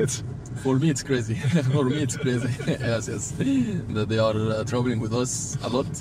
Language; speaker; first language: English; non-native, fluent; Arabic